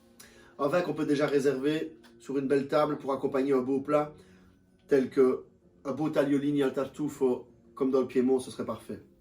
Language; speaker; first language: French; native; French